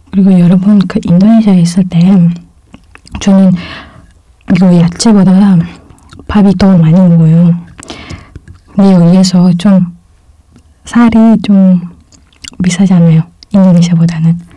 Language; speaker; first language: Korean; non-native, fluent; Indonesian